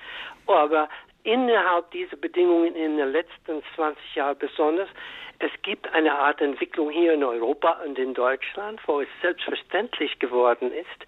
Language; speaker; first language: German; non-native, fluent; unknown